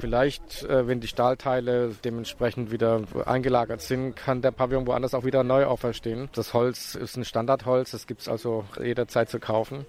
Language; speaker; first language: German; native; German